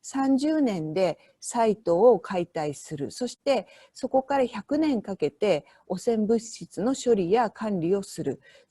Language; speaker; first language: Japanese; native; Japanese